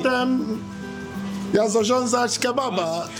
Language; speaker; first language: Polish; non-native, learner; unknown